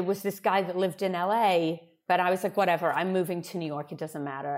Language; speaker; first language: English; native; English